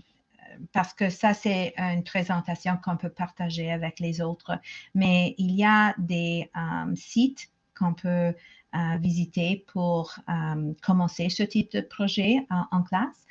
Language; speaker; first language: French; non-native, local second language; English